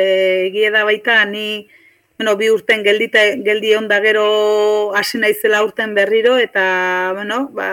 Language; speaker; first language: Basque; native; Basque